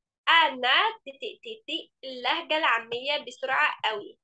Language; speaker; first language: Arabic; non-native, fluent; Indonesian